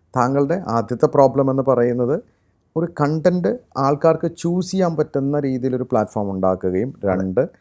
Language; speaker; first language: Malayalam; native; Malayalam